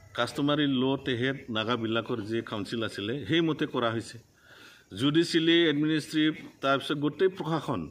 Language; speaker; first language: Assamese; non-native, local second language; Bodo